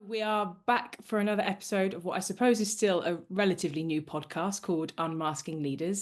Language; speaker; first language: English; native; English